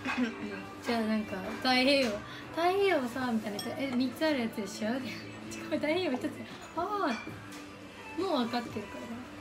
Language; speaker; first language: Japanese; native; Japanese